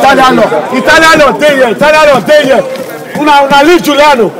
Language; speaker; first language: Italian; non-native, learner; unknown